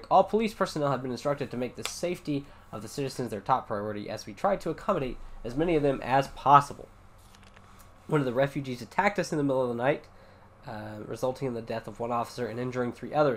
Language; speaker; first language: English; native; English